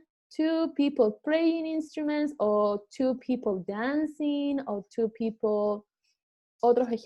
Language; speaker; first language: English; non-native, fluent; Spanish